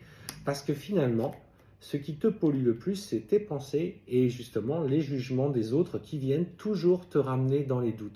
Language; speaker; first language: French; native; French